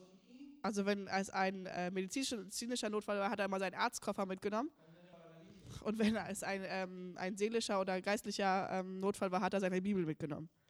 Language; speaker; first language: German; early bilingual, heritage; German